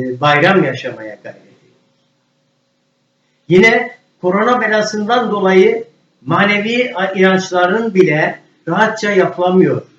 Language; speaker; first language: Turkish; native; Turkish